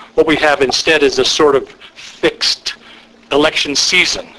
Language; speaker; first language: English; native; English